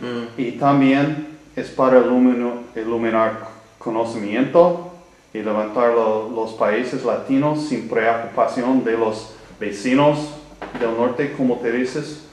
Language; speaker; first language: Spanish; non-native, learner; English